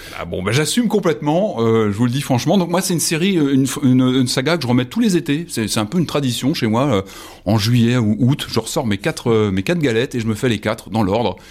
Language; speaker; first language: French; native; French